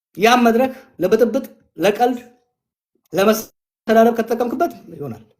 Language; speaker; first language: Amharic; non-native, local second language; Oromo